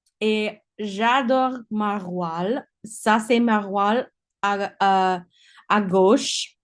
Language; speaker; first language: French; non-native, learner; English